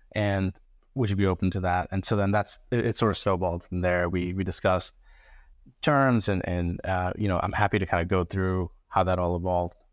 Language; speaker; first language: English; early bilingual, other home language; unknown